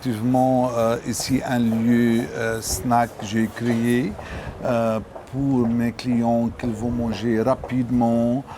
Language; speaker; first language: French; non-native, local second language; Arabic